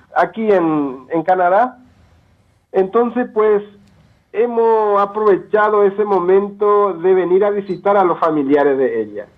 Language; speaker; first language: Spanish; native; Spanish